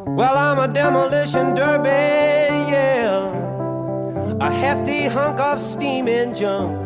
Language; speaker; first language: French; native; French